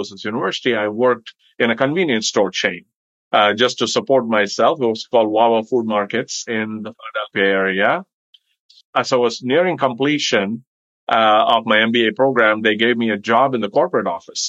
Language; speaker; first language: English; non-native, local second language; Tamil